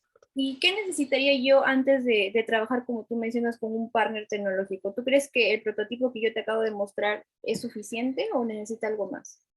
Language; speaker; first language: Spanish; native; Spanish